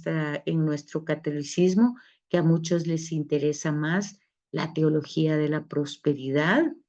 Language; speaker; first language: Spanish; native; Spanish